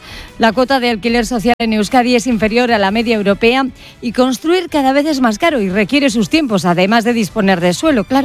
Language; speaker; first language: Spanish; native; Spanish